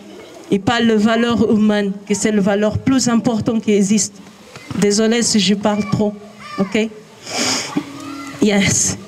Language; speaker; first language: French; non-native, learner; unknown